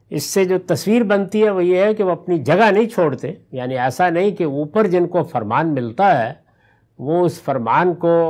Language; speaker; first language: Urdu; non-native, local second language; Punjabi